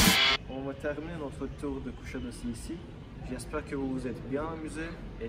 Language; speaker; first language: French; non-native, learner; Turkish